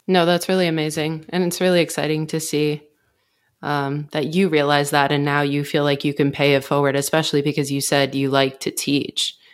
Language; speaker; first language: English; native; English